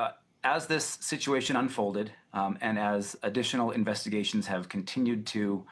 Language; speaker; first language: English; native; English